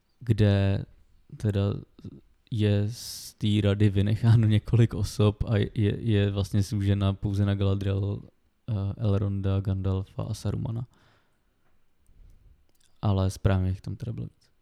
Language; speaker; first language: Czech; native; Czech